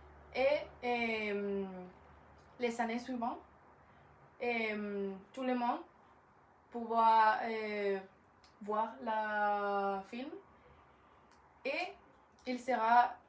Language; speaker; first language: French; non-native, learner; Spanish